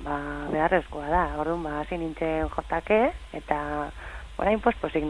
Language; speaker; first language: Basque; non-native, local second language; Spanish